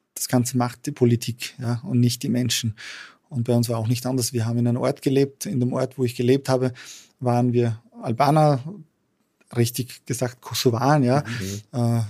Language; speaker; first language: German; non-native, fluent; Albanian